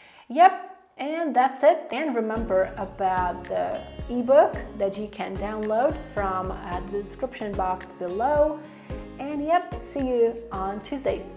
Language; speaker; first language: English; non-native, fluent; Polish